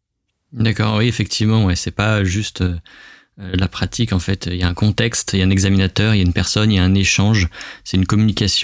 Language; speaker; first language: French; native; French